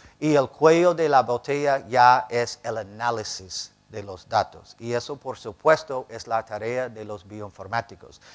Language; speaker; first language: Spanish; non-native, fluent; English